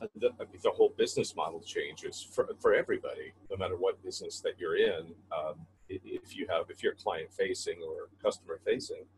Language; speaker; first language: English; native; English